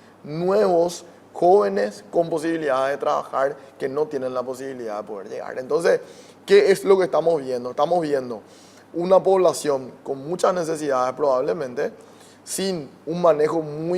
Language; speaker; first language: Spanish; native; Spanish